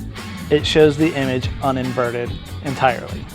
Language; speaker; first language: English; native; English